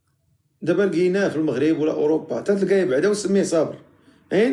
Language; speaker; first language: Arabic; native; Arabic